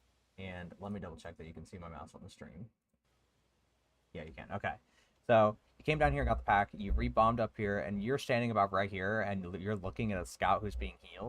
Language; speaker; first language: English; native; English